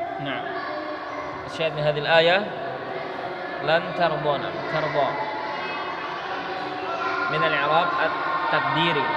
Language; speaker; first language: Arabic; non-native, fluent; Indonesian